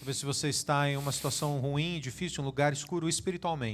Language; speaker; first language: Portuguese; native; Portuguese